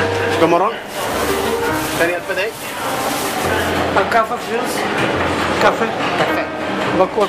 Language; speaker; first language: Swedish; non-native, learner; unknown